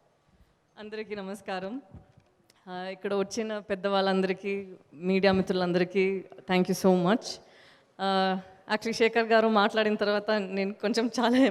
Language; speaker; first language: Telugu; non-native, fluent; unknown